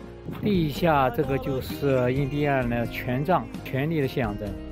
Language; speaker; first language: Chinese; native; Chinese